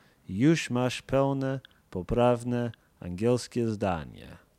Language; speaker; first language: Polish; non-native, fluent; English